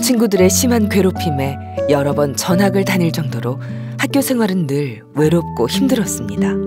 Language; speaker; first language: Korean; native; Korean